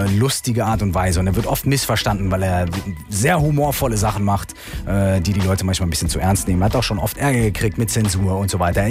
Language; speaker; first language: German; native; German